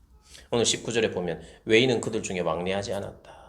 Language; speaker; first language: Korean; native; Korean